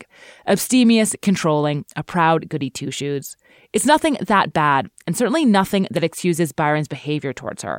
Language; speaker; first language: English; native; English